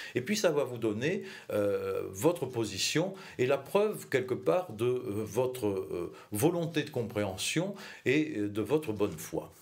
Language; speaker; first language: French; native; French